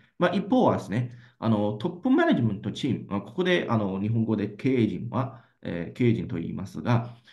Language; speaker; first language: Japanese; non-native, fluent; Chinese